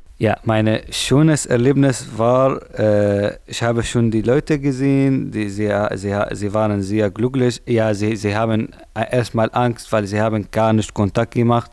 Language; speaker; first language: German; non-native, learner; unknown